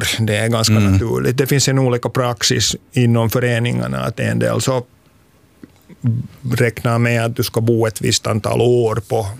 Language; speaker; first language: Swedish; native; Swedish